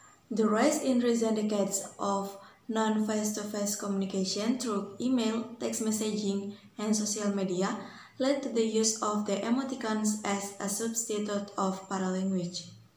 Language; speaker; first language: English; non-native, fluent; Indonesian